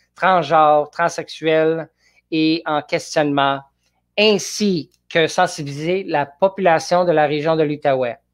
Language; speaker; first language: French; non-native, learner; English